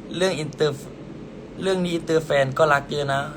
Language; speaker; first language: Thai; native; Thai